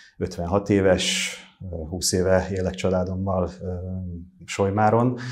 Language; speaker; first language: Hungarian; native; Hungarian